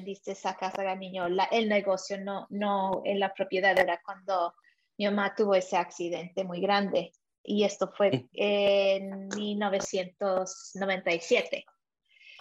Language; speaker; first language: Spanish; early bilingual, heritage; English